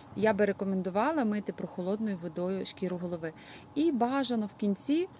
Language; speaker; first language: Ukrainian; native; Ukrainian